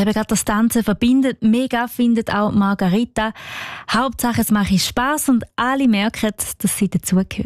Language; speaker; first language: German; native; German